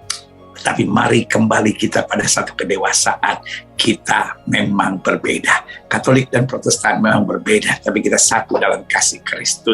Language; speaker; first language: Indonesian; native; Indonesian